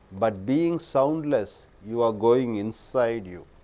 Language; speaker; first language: English; non-native, local second language; Tamil